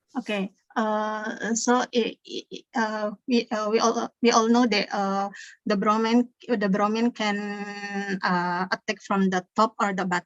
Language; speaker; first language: English; non-native, learner; Indonesian